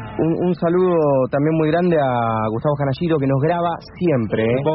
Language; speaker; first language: Spanish; native; Spanish